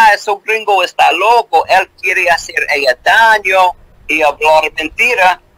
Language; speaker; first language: Spanish; non-native, learner; English